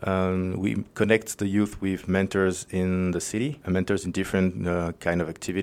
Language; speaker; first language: English; non-native, fluent; French